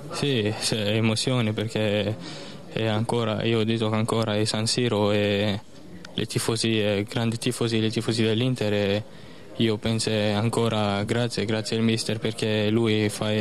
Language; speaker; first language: Italian; non-native, learner; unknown